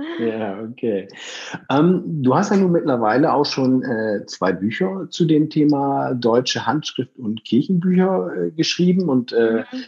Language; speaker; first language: German; native; German